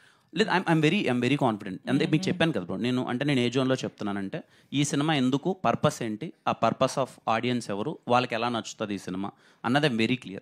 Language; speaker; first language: Telugu; native; Telugu